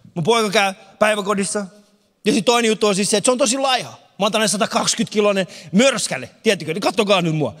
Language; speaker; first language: Finnish; early bilingual, other home language; Persian